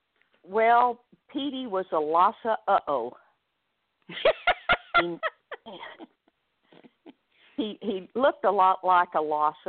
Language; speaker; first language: English; native; English